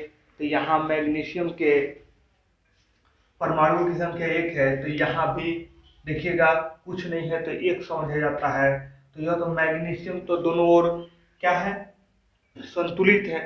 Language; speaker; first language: Hindi; native; Hindi